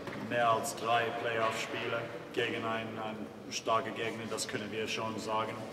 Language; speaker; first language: German; non-native, fluent; Finnish